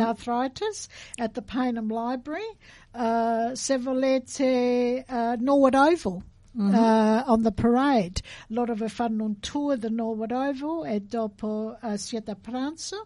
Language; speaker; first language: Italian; early bilingual, heritage; English